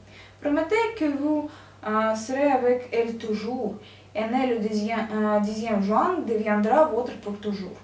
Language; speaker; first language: French; non-native, learner; Russian